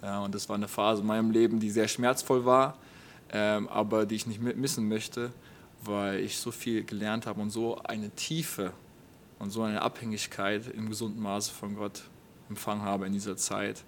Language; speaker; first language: German; native; German